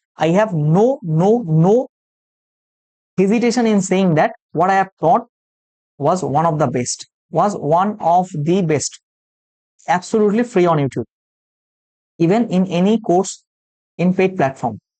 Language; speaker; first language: English; non-native, local second language; Bangla